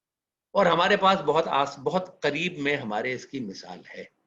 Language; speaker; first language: Hindi; native; Hindi